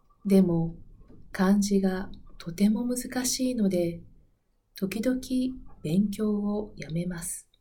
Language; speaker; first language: Japanese; non-native, learner; Spanish